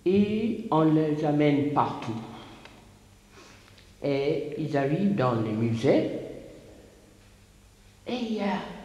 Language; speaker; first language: French; non-native, fluent; English